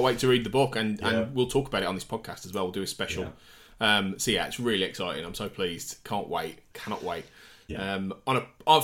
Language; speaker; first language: English; native; English